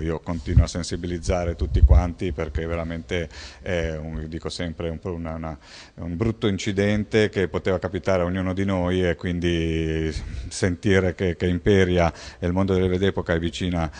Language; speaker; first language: Italian; native; Italian